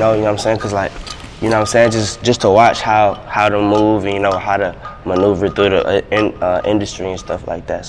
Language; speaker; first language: English; native; English